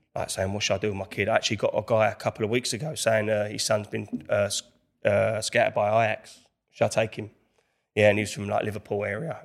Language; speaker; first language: English; native; English